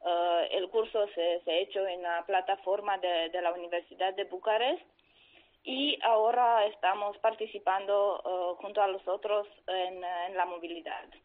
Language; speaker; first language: Spanish; non-native, fluent; Romanian